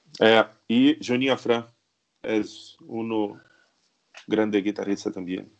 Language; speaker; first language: Spanish; non-native, learner; Portuguese